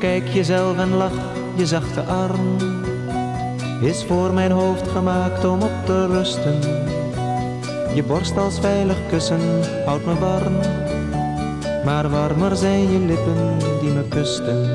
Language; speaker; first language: Dutch; native; Dutch